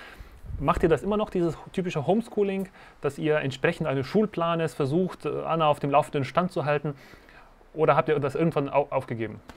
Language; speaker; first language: German; native; German